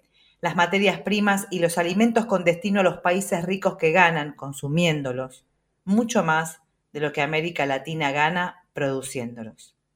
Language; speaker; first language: Spanish; native; Spanish